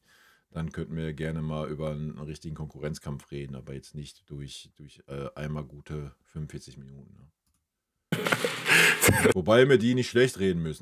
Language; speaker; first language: German; native; German